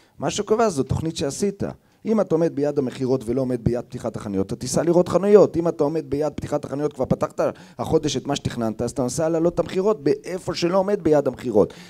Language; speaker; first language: Hebrew; native; Hebrew